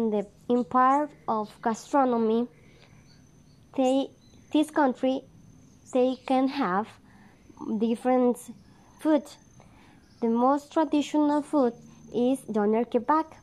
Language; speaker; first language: English; non-native, learner; Spanish